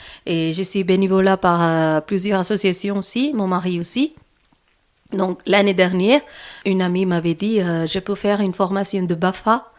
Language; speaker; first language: French; non-native, learner; Malayalam